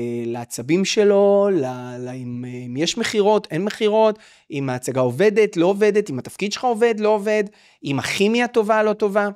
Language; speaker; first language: Hebrew; native; Hebrew